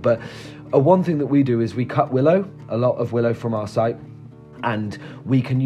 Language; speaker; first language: English; native; English